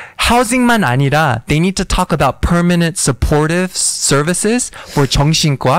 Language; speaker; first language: English; early bilingual, other home language; Korean